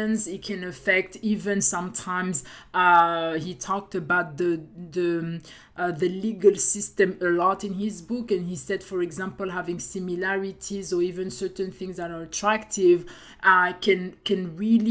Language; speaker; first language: English; non-native, fluent; French